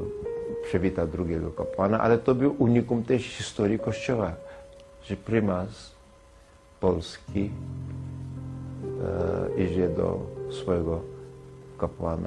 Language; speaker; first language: Polish; non-native, learner; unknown